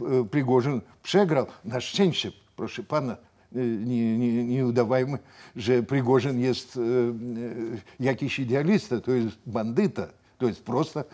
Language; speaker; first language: Polish; non-native, fluent; Russian